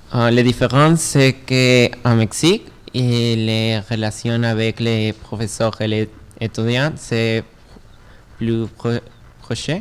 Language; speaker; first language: French; non-native, learner; Spanish